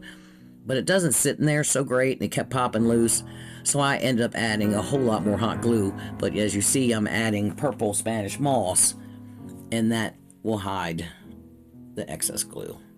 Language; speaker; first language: English; native; English